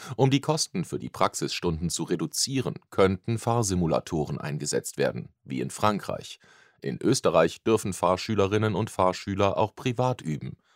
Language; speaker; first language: German; native; German